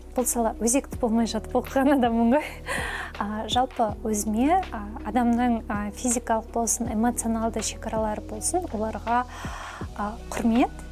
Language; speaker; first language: Kazakh; non-native, local second language; Russian